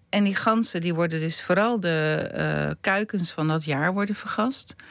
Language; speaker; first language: Dutch; native; Dutch